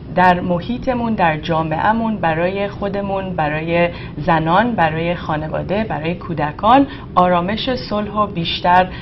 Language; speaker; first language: Persian; native; Persian